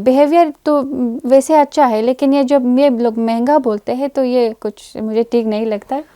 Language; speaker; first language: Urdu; non-native, fluent; Persian